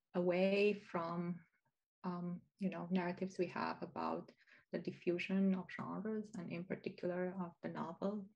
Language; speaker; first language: English; non-native, fluent; Romanian